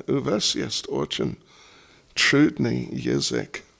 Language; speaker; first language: Russian; non-native, learner; English